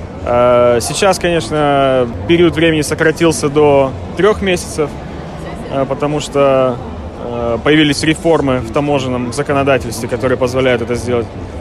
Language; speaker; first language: Russian; native; Russian